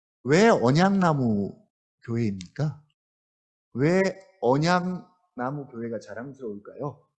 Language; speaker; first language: Korean; native; Korean